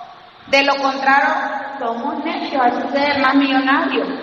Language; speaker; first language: Spanish; native; Spanish